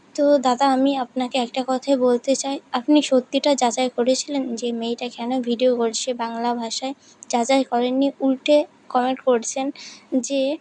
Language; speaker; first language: Bangla; non-native, local second language; Santali